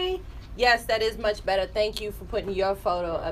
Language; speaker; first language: English; native; English